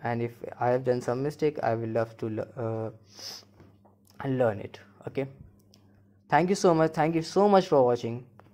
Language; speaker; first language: English; non-native, local second language; Hindi